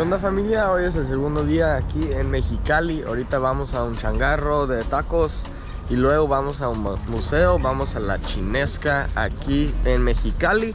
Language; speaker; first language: Spanish; non-native, fluent; English